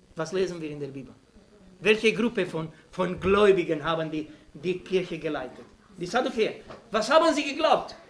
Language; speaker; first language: German; non-native, fluent; Romanian